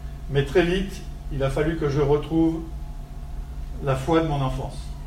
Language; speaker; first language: French; native; French